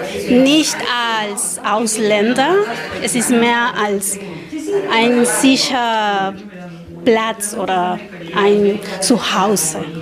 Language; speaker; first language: German; non-native, learner; Spanish